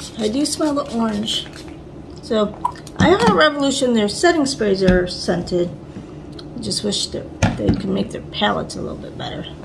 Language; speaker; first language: English; native; English